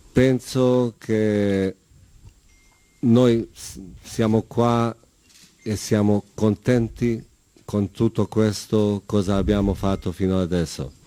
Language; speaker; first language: Italian; non-native, fluent; Bosnian